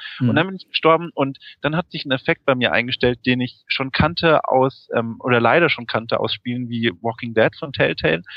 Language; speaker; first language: German; native; German